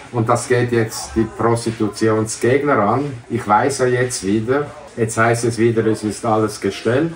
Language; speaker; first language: German; native; German